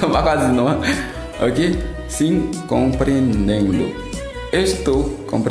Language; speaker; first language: Portuguese; non-native, learner; Haitian Creole